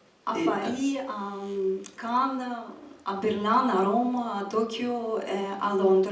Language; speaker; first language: French; non-native, fluent; Ukrainian